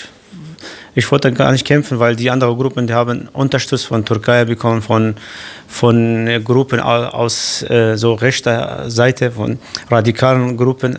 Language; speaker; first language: German; non-native, learner; Kurdish